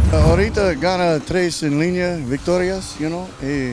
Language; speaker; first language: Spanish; non-native, learner; English